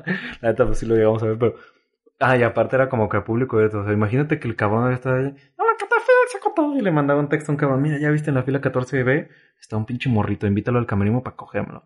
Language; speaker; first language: Spanish; native; Spanish